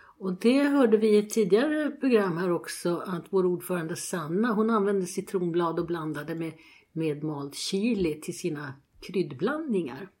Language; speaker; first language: Swedish; native; Swedish